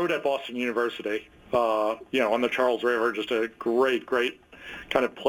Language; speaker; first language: English; native; English